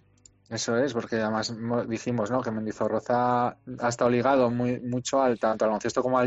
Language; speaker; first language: Spanish; native; Spanish